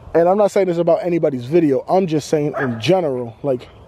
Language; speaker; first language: English; native; English